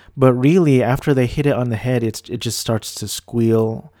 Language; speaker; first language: English; early bilingual, other home language; Filipino